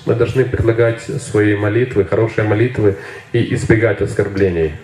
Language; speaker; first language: Russian; native; Russian